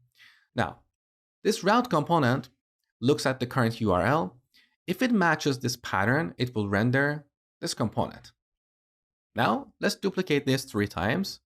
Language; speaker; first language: English; native; English